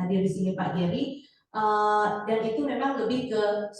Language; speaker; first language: Indonesian; native; Indonesian